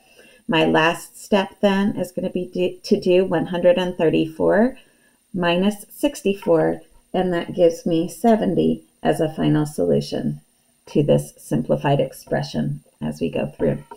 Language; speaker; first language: English; native; English